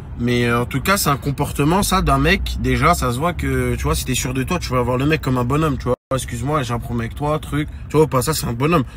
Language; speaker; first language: French; native; French